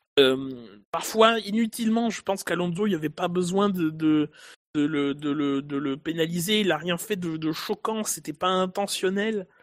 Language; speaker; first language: French; native; French